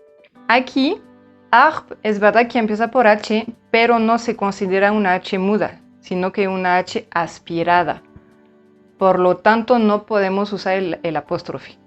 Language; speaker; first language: Spanish; non-native, fluent; French